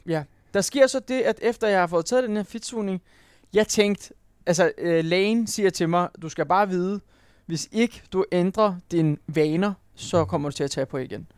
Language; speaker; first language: Danish; non-native, fluent; Turkish